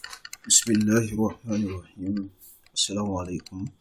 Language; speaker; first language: Arabic; non-native, fluent; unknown